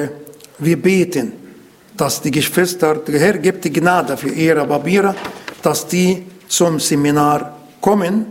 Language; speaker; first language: German; non-native, learner; Arabic